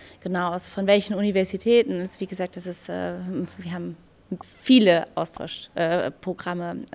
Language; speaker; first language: German; native; German